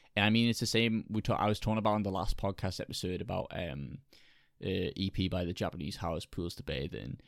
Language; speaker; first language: English; native; English